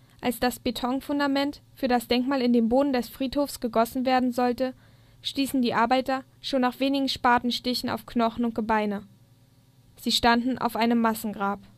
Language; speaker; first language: German; native; German